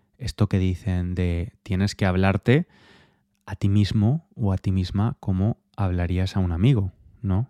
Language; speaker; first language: Spanish; native; Spanish